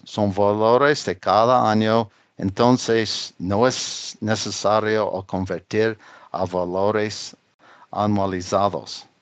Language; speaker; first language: Spanish; non-native, fluent; English